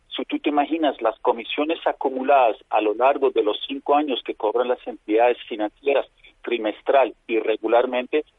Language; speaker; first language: Spanish; non-native, fluent; German